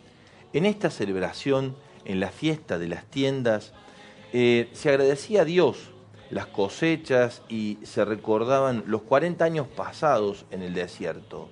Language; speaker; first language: Spanish; native; Spanish